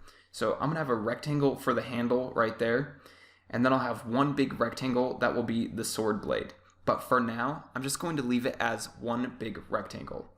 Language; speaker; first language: English; native; English